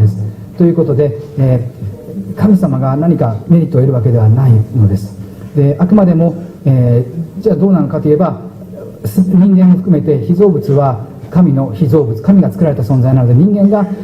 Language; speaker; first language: Japanese; native; Japanese